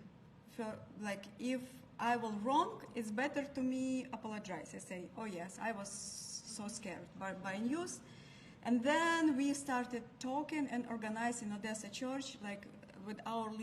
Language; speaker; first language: English; non-native, learner; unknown